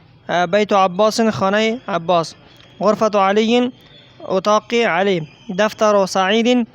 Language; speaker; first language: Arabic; non-native, fluent; Persian